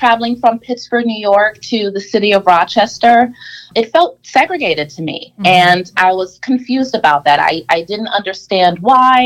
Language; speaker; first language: English; native; English